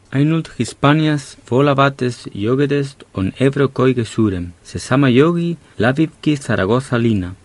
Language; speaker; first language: Estonian; non-native, fluent; Catalan